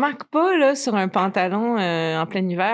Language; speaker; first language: French; native; French